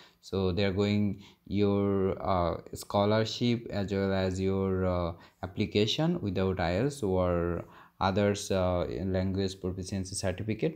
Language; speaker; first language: English; non-native, local second language; Bangla